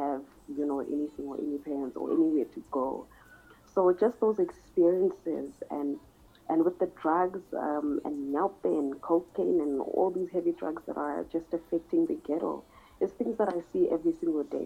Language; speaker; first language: English; non-native, local second language; Southern Sotho